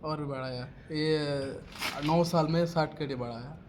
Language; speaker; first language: Hindi; non-native, fluent; Bangla